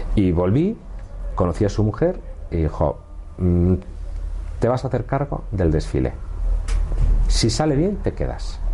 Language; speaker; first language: Spanish; native; Spanish